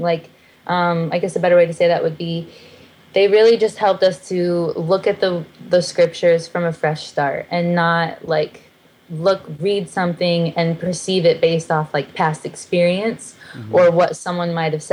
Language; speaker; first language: English; native; English